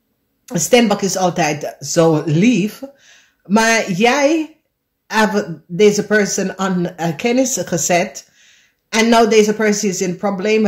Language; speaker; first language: Dutch; non-native, learner; English